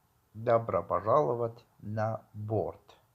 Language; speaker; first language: Russian; non-native, local second language; Tajik